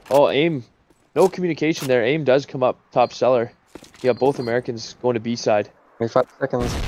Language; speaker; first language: English; native; English